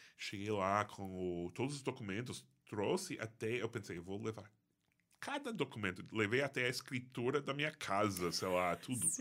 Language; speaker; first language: Portuguese; non-native, fluent; English